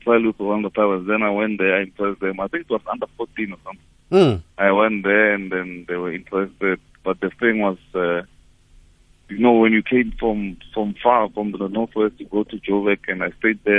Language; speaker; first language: English; non-native, local second language; Tswana